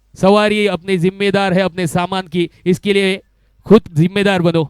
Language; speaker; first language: Hindi; non-native, local second language; Marathi